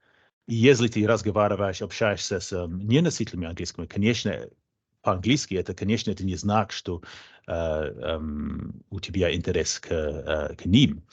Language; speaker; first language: Russian; non-native, fluent; English